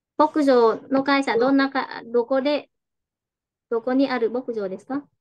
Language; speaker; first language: Japanese; non-native, fluent; Vietnamese